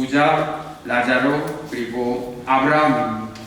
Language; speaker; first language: Korean; native; Korean